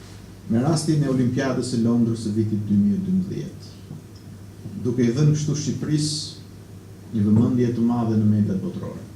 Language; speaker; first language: Albanian; native; Albanian